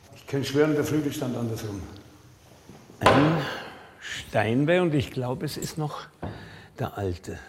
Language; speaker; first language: German; native; German